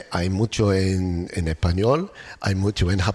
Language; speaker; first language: Spanish; non-native, learner; English